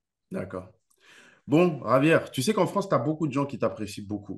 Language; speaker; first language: French; native; French